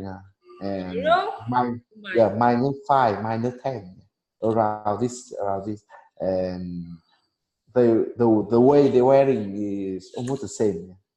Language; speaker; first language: English; non-native, learner; Vietnamese